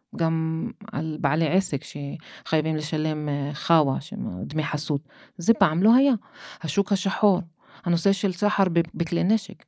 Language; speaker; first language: Hebrew; non-native, local second language; Arabic